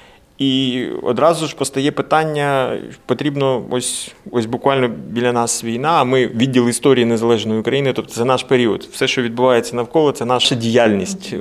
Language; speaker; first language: Ukrainian; native; Ukrainian